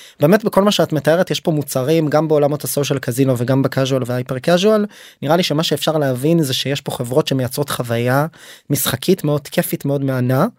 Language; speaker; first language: Hebrew; native; Hebrew